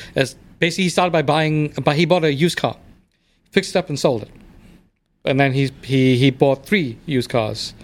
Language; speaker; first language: English; native; English